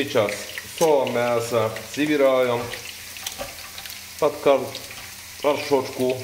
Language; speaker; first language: Russian; non-native, learner; Turkish